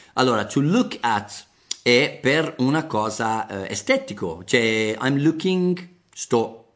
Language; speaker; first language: Italian; non-native, fluent; English